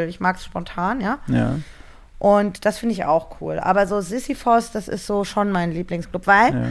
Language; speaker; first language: German; native; German